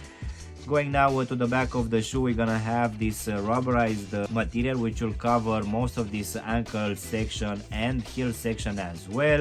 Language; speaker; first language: English; non-native, fluent; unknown